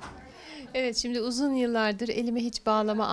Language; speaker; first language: Turkish; native; Turkish